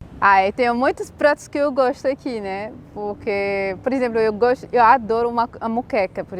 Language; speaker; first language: Portuguese; non-native, fluent; Arabic